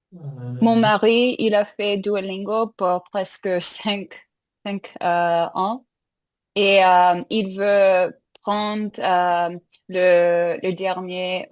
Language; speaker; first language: French; non-native, fluent; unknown